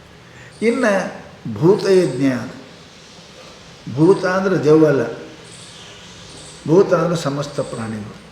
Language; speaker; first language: Kannada; native; Kannada